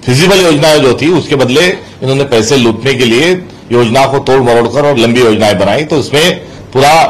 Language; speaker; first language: Hindi; non-native, local second language; Marathi